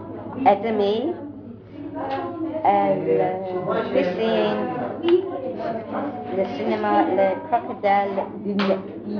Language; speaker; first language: French; non-native, learner; English